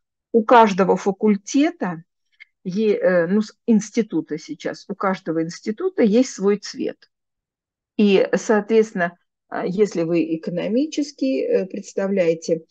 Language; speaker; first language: Russian; native; Russian